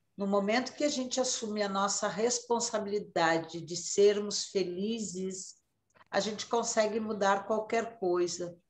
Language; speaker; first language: Portuguese; native; Portuguese